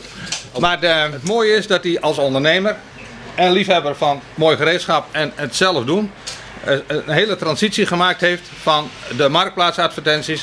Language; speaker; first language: Dutch; native; Dutch